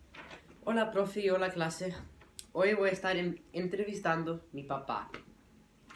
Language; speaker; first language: Spanish; early bilingual, heritage; English